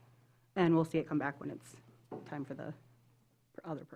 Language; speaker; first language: English; native; English